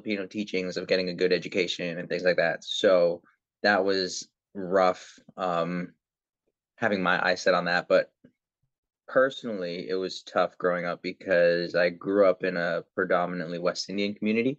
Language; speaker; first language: English; native; English